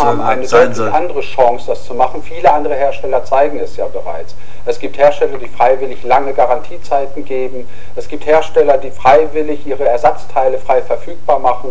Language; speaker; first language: German; native; German